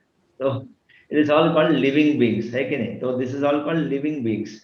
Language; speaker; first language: Hindi; non-native, local second language; Kannada